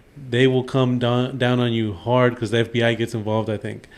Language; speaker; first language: English; early bilingual, other home language; Spanish